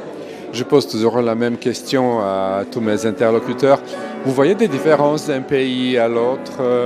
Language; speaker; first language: French; non-native, fluent; Serbian